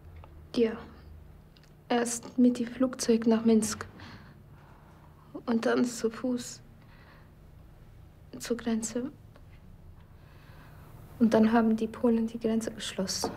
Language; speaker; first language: German; non-native, learner; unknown